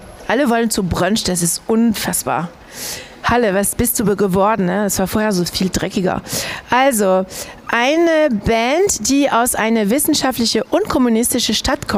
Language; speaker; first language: German; non-native, fluent; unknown